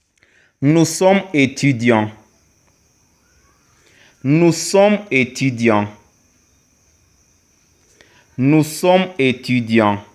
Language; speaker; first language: French; non-native, local second language; Kinyarwanda